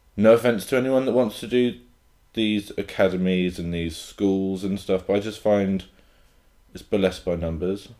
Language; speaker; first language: English; native; English